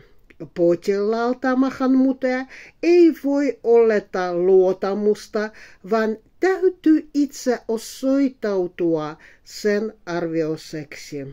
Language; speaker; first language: Finnish; non-native, fluent; Russian